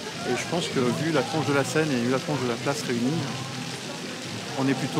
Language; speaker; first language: French; native; French